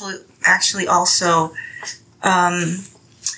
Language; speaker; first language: English; non-native, local second language; Filipino